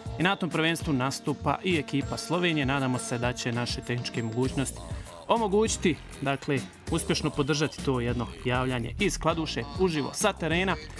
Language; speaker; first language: Croatian; early bilingual, heritage; Bosnian